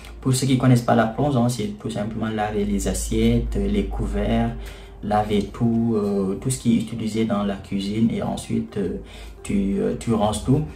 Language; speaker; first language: French; non-native, local second language; Wolof